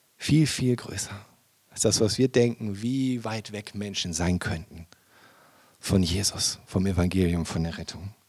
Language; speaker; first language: German; native; German